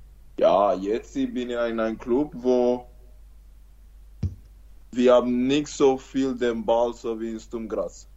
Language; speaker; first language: German; non-native, learner; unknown